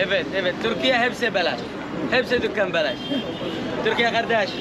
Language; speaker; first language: Turkish; non-native, learner; Arabic